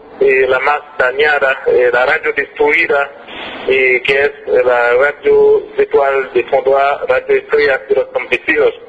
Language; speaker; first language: Spanish; non-native, fluent; French